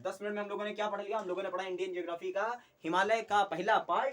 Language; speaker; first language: Hindi; native; Hindi